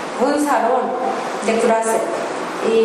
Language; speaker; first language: Spanish; non-native, learner; Japanese